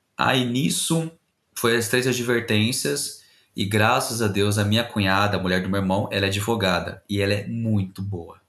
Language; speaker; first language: Portuguese; native; Portuguese